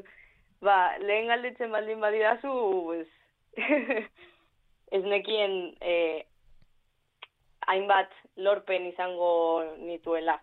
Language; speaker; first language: Basque; non-native, local second language; Spanish